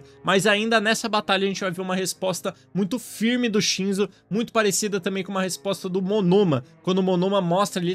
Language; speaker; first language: Portuguese; native; Portuguese